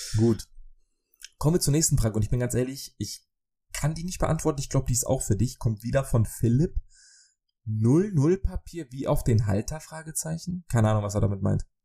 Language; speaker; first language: German; early bilingual, other home language; Polish